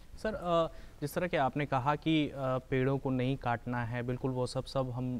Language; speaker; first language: Hindi; native; Hindi